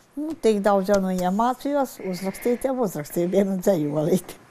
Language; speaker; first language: Latvian; native; Latvian